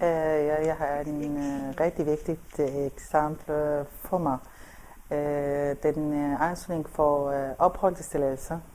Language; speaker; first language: Danish; non-native, learner; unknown